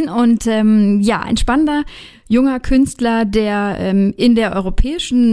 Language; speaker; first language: German; native; German